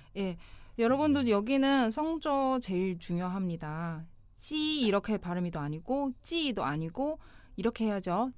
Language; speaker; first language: Korean; non-native, fluent; Chinese